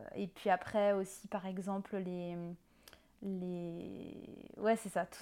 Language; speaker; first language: French; native; French